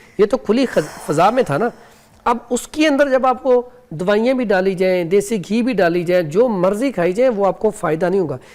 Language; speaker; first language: Urdu; non-native, local second language; Punjabi